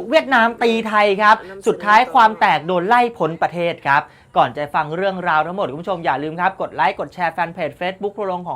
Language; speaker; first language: Thai; native; Thai